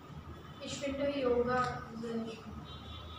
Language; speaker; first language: German; non-native, learner; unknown